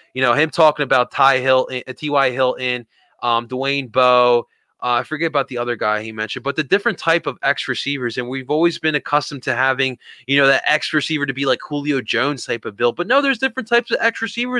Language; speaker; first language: English; native; English